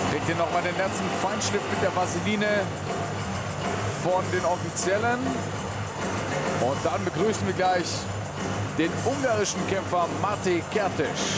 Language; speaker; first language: German; native; German